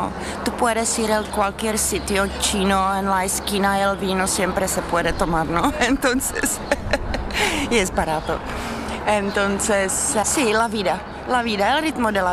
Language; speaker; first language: Spanish; non-native, learner; Czech